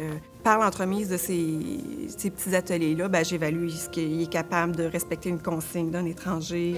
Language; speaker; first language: French; native; French